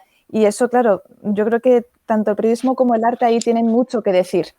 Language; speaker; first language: Spanish; native; Spanish